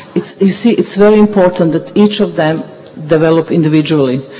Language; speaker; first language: English; non-native, fluent; Dutch